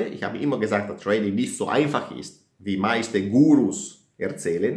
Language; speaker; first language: German; non-native, fluent; Italian